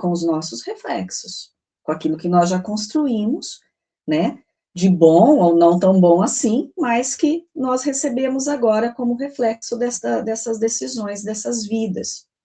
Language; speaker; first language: Portuguese; native; Portuguese